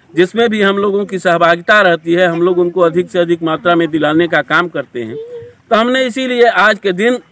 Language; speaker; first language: Hindi; native; Hindi